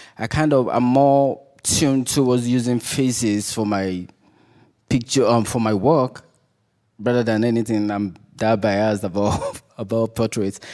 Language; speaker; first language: English; non-native, local second language; Yoruba